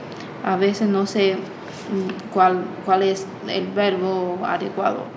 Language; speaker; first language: Spanish; non-native, fluent; Chinese